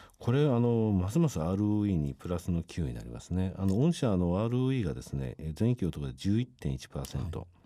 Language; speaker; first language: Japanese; native; Japanese